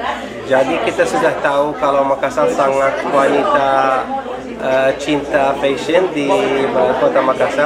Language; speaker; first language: Indonesian; non-native, learner; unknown